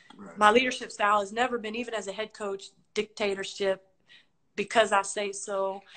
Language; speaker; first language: English; native; English